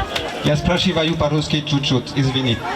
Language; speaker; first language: Russian; non-native, learner; French